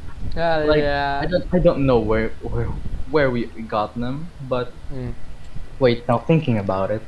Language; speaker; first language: English; non-native, local second language; Filipino